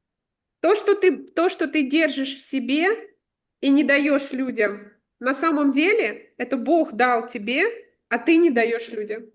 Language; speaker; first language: Russian; native; Russian